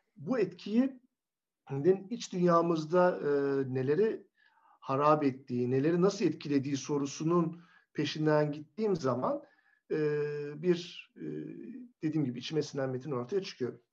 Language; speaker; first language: Turkish; native; Turkish